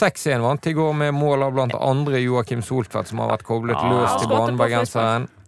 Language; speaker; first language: Norwegian; native; Norwegian